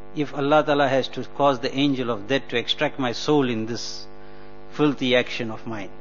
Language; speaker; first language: English; native; English